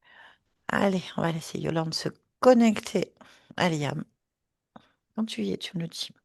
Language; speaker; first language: French; native; French